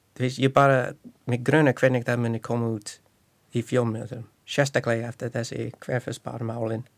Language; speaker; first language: Icelandic; non-native, fluent; English